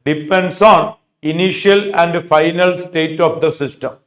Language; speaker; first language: English; non-native, local second language; Malayalam